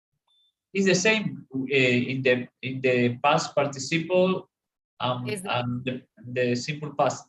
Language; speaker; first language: English; non-native, learner; Spanish